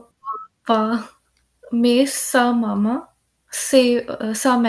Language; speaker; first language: French; non-native, learner; Hindi